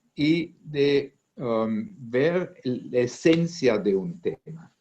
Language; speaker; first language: Spanish; non-native, fluent; Italian